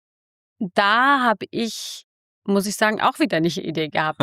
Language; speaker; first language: German; non-native, fluent; Kurdish